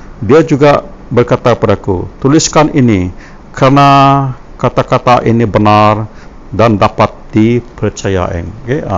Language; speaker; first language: Malay; non-native, local second language; Iban